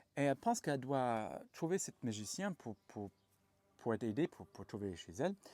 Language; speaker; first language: French; non-native, fluent; English